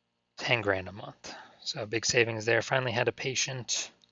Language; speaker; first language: English; native; English